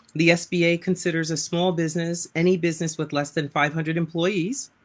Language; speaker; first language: English; native; English